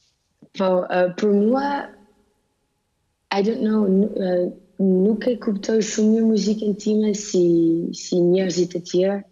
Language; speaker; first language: Albanian; early bilingual, heritage; Albanian